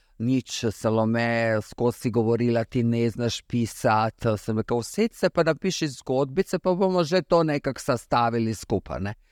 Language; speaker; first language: Slovenian; early bilingual, other home language; Serbian